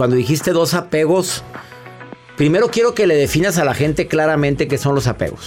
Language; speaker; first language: Spanish; native; Spanish